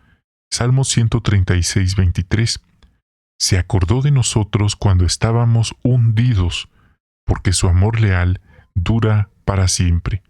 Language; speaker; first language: Spanish; native; Spanish